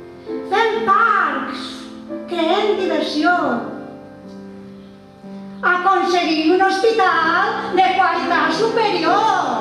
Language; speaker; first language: Catalan; non-native, local second language; Spanish